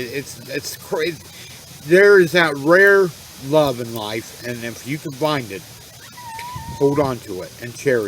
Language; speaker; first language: English; native; English